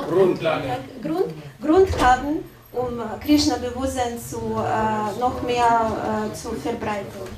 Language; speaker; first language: German; non-native, learner; Russian